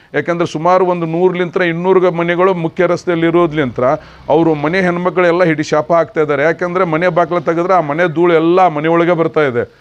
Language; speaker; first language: Kannada; native; Kannada